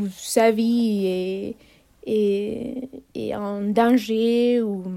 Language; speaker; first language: French; non-native, fluent; Spanish